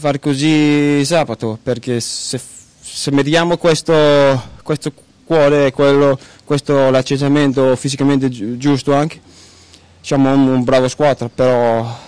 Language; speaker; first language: Italian; non-native, learner; Danish